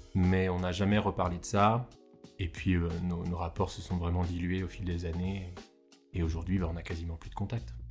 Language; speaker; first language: French; native; French